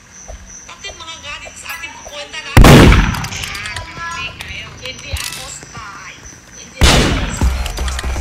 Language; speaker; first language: Filipino; non-native, learner; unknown